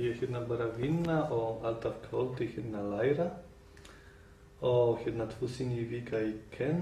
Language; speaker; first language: Icelandic; non-native, learner; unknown